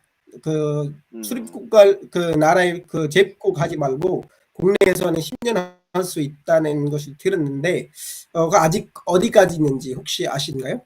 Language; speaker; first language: Korean; non-native, fluent; Bangla